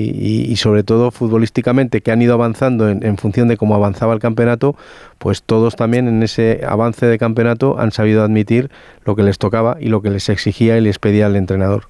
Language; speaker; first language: Spanish; native; Spanish